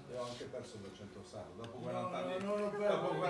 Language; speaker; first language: Italian; native; Italian